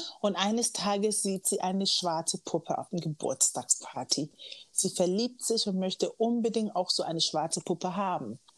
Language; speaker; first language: German; early bilingual, other home language; Akan